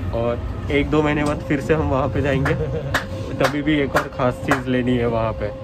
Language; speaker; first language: Hindi; native; Hindi